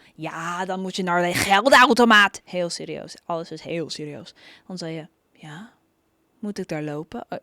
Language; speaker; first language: Dutch; non-native, learner; English